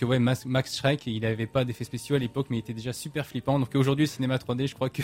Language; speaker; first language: French; native; French